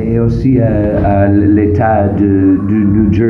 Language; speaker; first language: French; non-native, learner; English